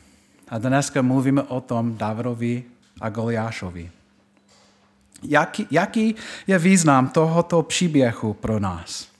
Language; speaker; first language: Czech; non-native, fluent; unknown